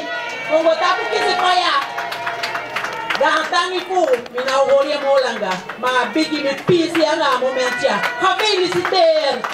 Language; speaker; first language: Dutch; non-native, local second language; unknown